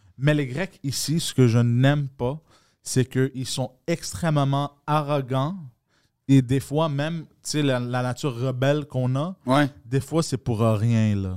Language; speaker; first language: French; early bilingual, other home language; Greek